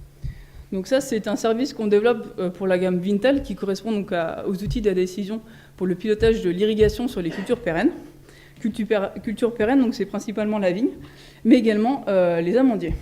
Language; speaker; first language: French; native; French